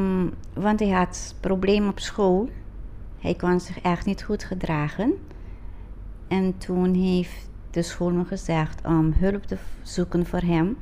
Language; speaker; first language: Dutch; non-native, local second language; Papiamento